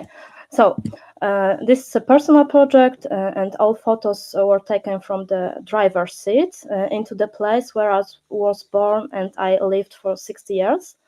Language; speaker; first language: English; non-native, learner; Polish